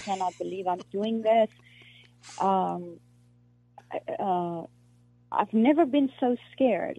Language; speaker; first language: English; non-native, local second language; Afrikaans